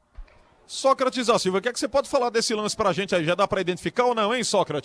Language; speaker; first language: Portuguese; native; Portuguese